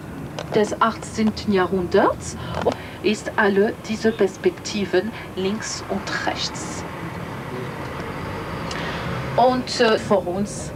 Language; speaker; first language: German; non-native, fluent; French